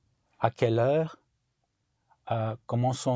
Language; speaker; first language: French; non-native, learner; English